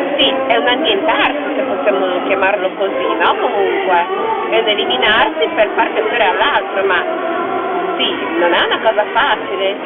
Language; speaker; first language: Italian; native; Italian